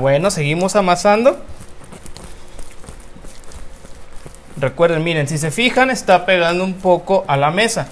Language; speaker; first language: Spanish; native; Spanish